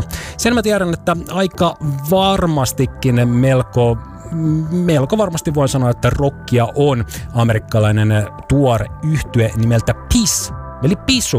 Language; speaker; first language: Finnish; native; Finnish